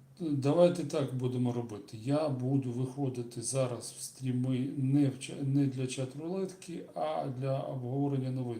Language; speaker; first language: Ukrainian; non-native, local second language; Russian